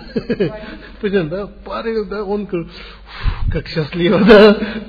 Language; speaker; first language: Russian; non-native, learner; Tibetan